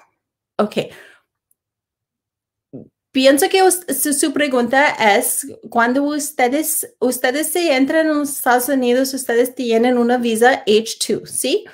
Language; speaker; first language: Spanish; non-native, learner; English